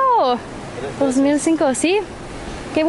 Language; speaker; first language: Spanish; non-native, learner; English